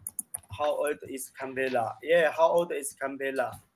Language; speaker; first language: English; non-native, learner; Chinese